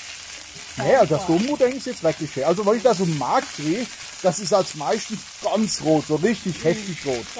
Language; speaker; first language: German; native; German